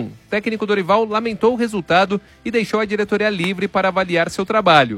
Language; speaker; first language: Portuguese; native; Portuguese